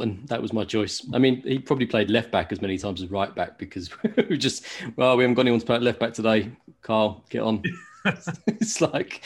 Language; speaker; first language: English; native; English